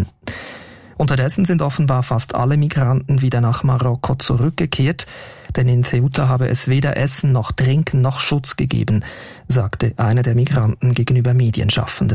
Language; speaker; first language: German; native; German